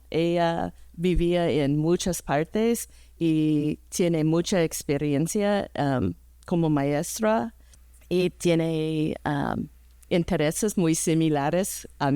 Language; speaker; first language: Spanish; early bilingual, heritage; English